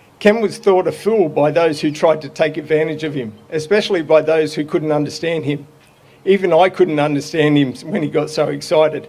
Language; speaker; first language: English; native; English